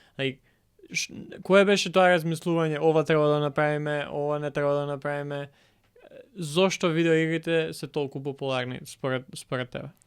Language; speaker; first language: Macedonian; native; Macedonian